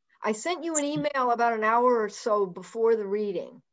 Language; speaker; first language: English; native; English